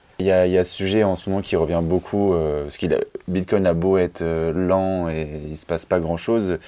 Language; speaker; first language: French; native; French